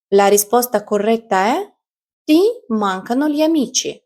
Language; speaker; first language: Italian; non-native, fluent; Ukrainian